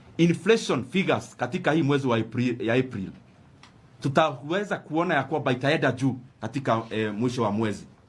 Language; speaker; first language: Swahili; non-native, local second language; Kikuyu